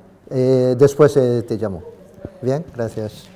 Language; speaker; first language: Spanish; non-native, fluent; Japanese